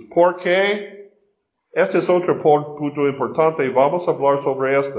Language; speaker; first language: Spanish; non-native, learner; English